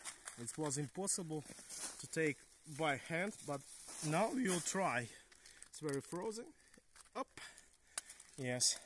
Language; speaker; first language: English; non-native, learner; Ukrainian